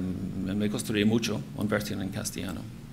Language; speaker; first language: Spanish; non-native, fluent; English